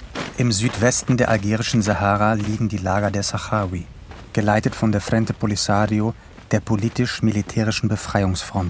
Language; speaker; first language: German; native; German